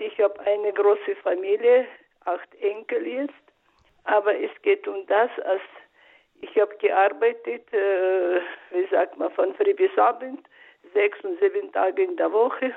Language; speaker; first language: German; non-native, learner; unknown